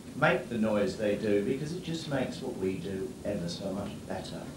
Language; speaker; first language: English; native; English